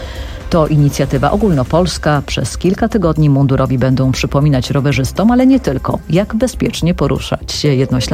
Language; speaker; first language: Polish; native; Polish